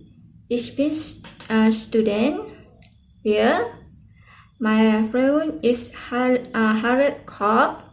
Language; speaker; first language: German; non-native, learner; Malay